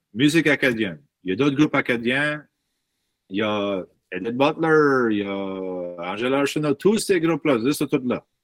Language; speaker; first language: French; native; French